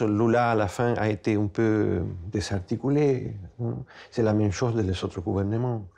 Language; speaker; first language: French; non-native, fluent; Spanish